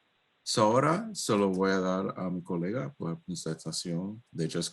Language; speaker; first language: Spanish; non-native, fluent; English